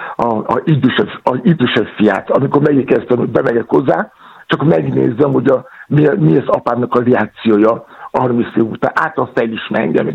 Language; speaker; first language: Hungarian; non-native, fluent; Yoruba